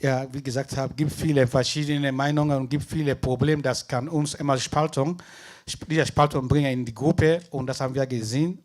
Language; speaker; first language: German; non-native, fluent; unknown